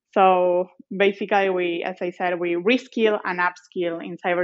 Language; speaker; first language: English; non-native, fluent; Spanish